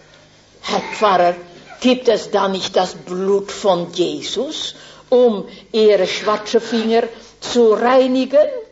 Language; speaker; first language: German; non-native, fluent; Dutch